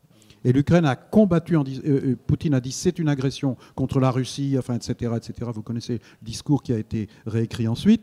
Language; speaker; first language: French; native; French